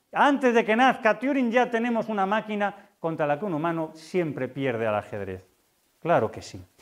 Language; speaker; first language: Spanish; native; Spanish